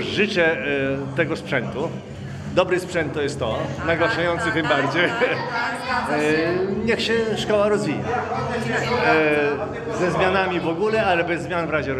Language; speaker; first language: Polish; native; Polish